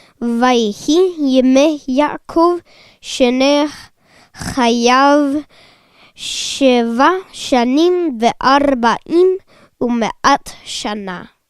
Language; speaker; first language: Hebrew; non-native, learner; English